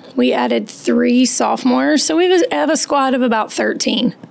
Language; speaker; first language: English; native; English